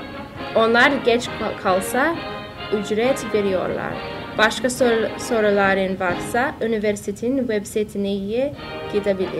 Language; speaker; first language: Turkish; non-native, learner; English